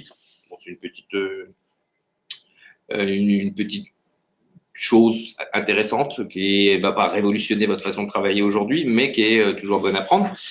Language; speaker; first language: French; native; French